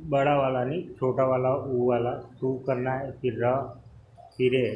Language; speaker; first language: Hindi; non-native, local second language; Gujarati